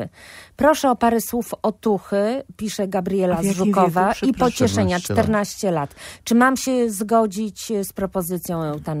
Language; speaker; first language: Polish; native; Polish